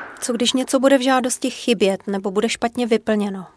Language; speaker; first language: Czech; native; Czech